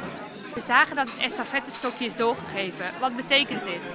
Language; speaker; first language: Dutch; native; Dutch